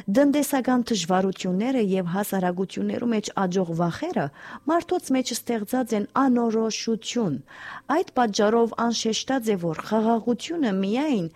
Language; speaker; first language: Armenian; early bilingual, heritage; Armenian